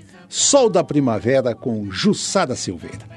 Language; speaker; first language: Portuguese; native; Portuguese